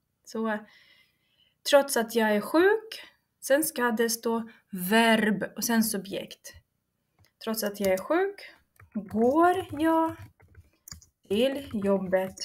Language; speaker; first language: Swedish; non-native, fluent; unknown